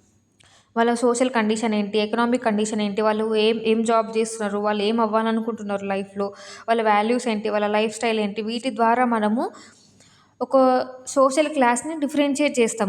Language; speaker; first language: Telugu; native; Telugu